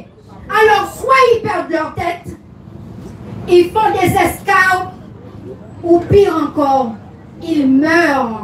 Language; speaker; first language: French; native; French